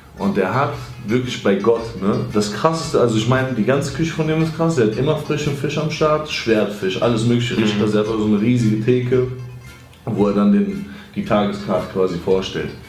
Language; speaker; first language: German; early bilingual, other home language; Greek